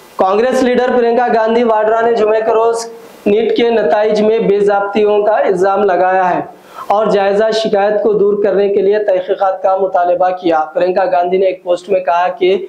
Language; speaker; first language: Urdu; native; Urdu